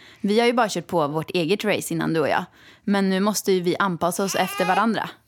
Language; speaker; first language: Swedish; native; Swedish